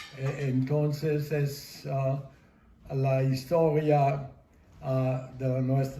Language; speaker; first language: Spanish; non-native, fluent; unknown